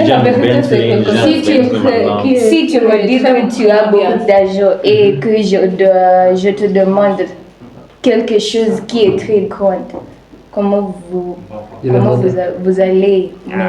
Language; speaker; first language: French; non-native, learner; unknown